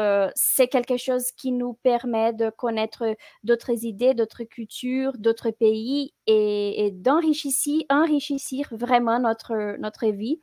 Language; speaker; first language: French; non-native, fluent; Portuguese